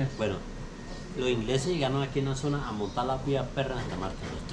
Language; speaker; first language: Spanish; native; Spanish